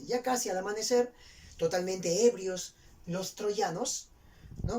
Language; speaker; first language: Spanish; native; Spanish